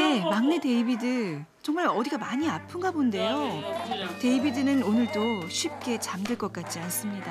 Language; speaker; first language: Korean; native; Korean